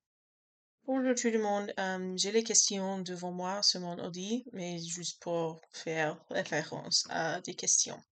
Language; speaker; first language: French; non-native, learner; English